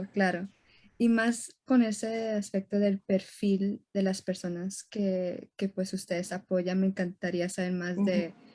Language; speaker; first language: Spanish; early bilingual, heritage; Spanish